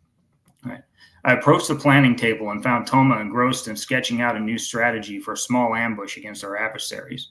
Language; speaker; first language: English; native; English